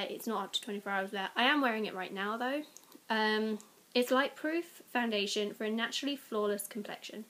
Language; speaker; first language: English; native; English